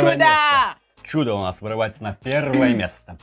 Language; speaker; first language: Russian; native; Russian